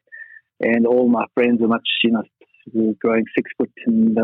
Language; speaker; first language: English; native; English